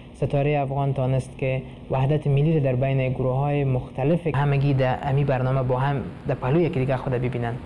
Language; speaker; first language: Persian; non-native, local second language; Pashto